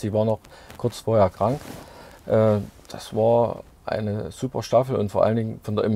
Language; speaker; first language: German; native; German